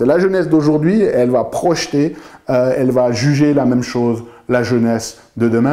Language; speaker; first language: French; native; French